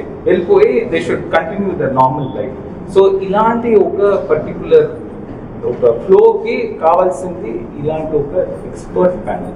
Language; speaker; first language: Telugu; native; Telugu